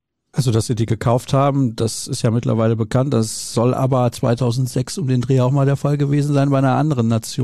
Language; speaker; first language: German; native; German